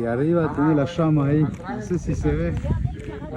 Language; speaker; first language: Spanish; non-native, learner; French